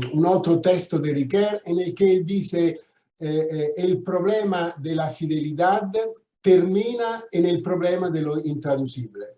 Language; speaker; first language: Spanish; non-native, fluent; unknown